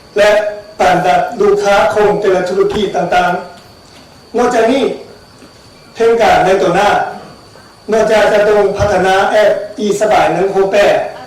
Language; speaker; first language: Lao; non-native, learner; Chinese